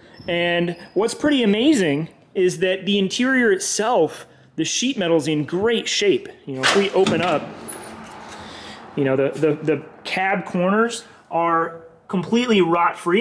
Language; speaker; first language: English; native; English